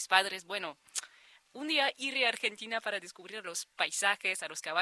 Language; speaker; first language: Spanish; non-native, fluent; French